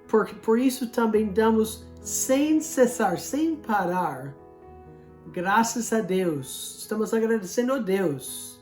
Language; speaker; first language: Portuguese; non-native, fluent; English